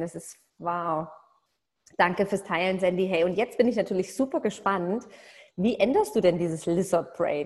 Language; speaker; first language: German; native; German